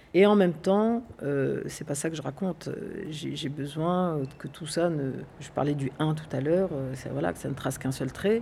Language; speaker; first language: French; early bilingual, other home language; Arabic